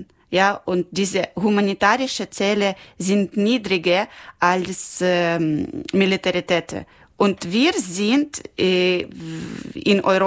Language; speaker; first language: German; non-native, learner; Ukrainian